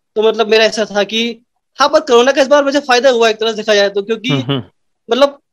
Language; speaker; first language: Hindi; native; Hindi